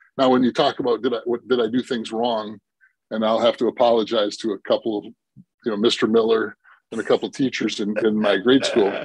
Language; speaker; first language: English; native; English